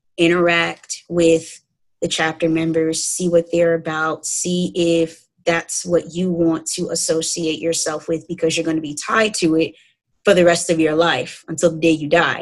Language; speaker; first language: English; native; English